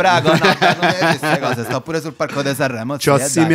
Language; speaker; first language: Italian; native; Italian